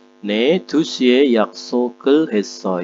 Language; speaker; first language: Korean; non-native, fluent; Indonesian